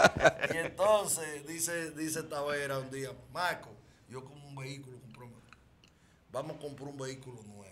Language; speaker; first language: Spanish; native; Spanish